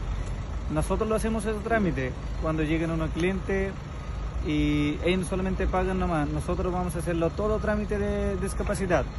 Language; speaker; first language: Spanish; non-native, learner; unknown